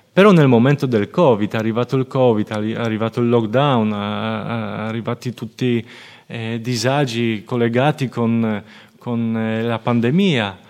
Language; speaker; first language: Italian; non-native, fluent; Polish